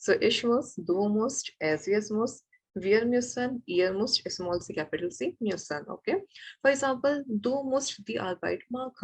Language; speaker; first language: German; non-native, fluent; Malayalam